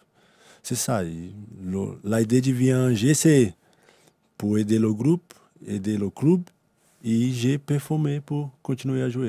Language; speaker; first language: French; non-native, learner; Portuguese